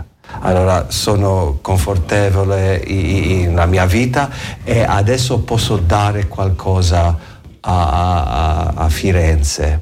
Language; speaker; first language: Italian; non-native, learner; English